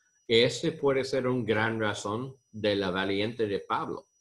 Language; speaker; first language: Spanish; non-native, learner; English